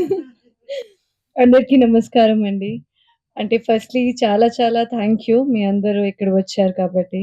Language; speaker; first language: Telugu; non-native, fluent; Hindi